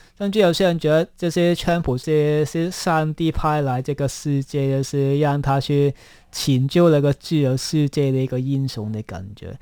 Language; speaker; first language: Chinese; non-native, local second language; Cantonese